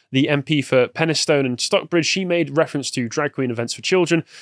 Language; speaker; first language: English; native; English